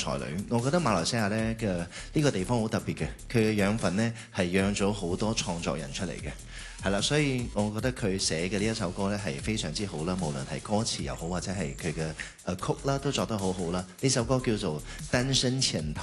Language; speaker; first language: Cantonese; early bilingual, heritage; Cantonese